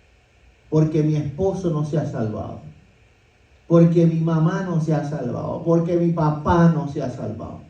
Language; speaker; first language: Spanish; native; Spanish